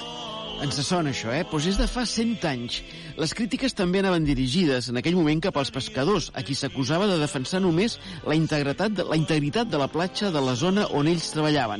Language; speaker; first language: Catalan; native; Catalan